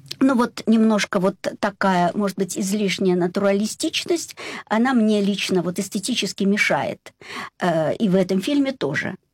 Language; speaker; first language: Russian; native; Russian